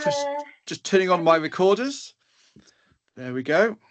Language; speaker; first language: English; native; English